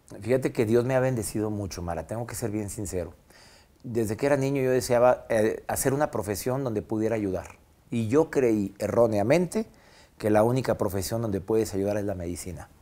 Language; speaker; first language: Spanish; native; Spanish